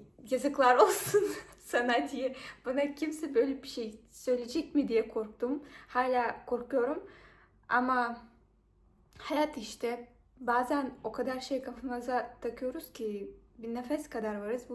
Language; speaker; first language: Turkish; non-native, fluent; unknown